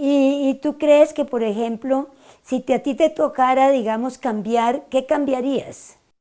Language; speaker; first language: Spanish; native; Spanish